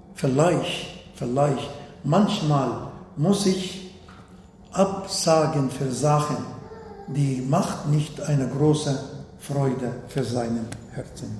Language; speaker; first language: German; non-native, fluent; Arabic